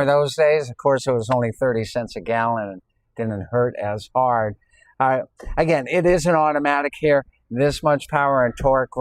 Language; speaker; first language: English; native; English